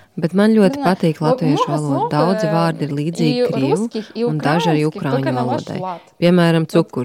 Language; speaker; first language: Latvian; non-native, learner; Russian